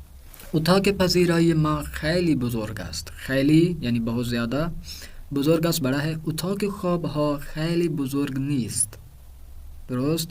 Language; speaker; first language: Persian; non-native, fluent; Urdu